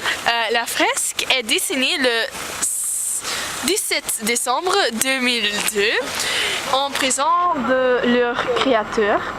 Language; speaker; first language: French; non-native, learner; Dutch